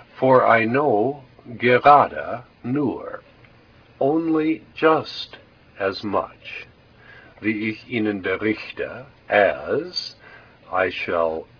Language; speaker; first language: English; native; English